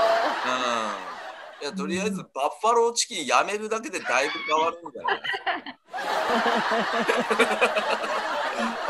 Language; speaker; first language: Japanese; native; Japanese